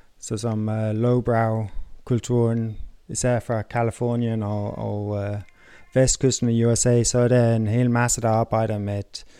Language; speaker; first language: Danish; non-native, fluent; English